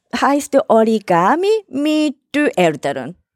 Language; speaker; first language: German; non-native, learner; Japanese